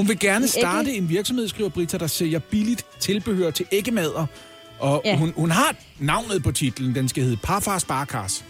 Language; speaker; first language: Danish; native; Danish